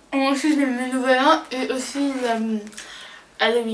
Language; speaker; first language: French; native; French